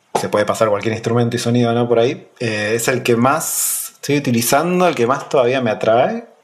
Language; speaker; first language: Spanish; native; Spanish